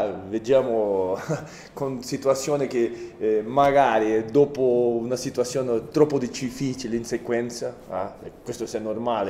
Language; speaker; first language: Italian; non-native, fluent; Portuguese